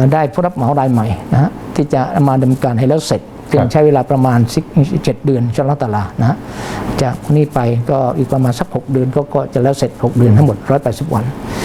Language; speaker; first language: Thai; non-native, local second language; Malay